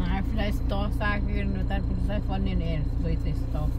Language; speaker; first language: German; non-native, learner; Thai